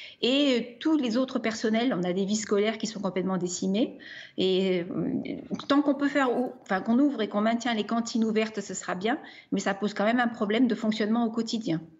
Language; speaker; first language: French; native; French